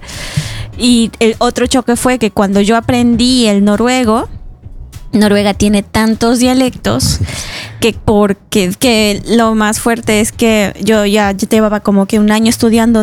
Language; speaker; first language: Spanish; native; Spanish